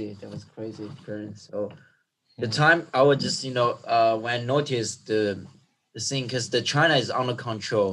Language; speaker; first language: English; non-native, fluent; Chinese